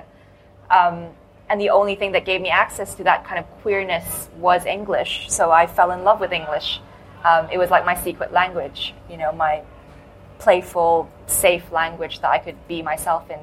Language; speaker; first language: English; non-native, local second language; Cantonese